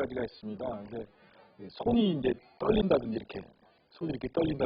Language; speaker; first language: Korean; native; Korean